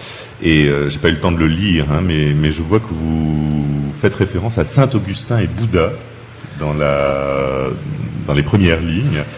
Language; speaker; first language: French; native; French